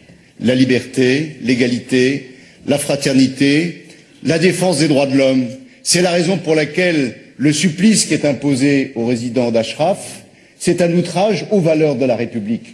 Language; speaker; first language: French; native; French